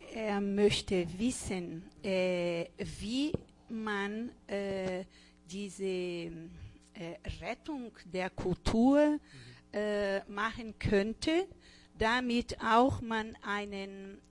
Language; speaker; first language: German; non-native, fluent; Portuguese